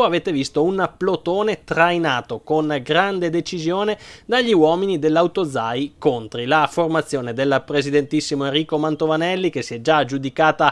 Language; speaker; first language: Italian; native; Italian